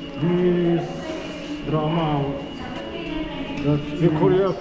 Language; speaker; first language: English; non-native, learner; Korean